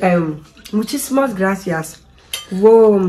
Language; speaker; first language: Spanish; non-native, learner; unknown